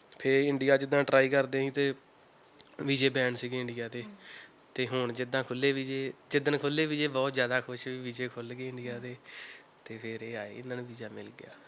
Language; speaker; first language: Punjabi; native; Punjabi